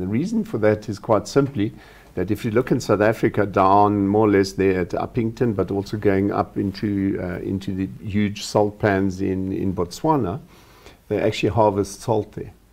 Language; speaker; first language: English; non-native, local second language; German